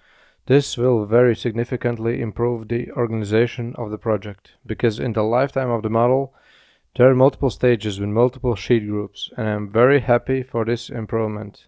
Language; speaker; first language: English; non-native, fluent; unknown